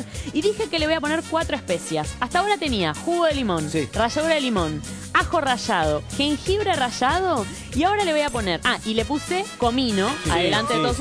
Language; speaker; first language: Spanish; native; Spanish